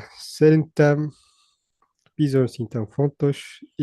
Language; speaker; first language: Hungarian; non-native, learner; Turkish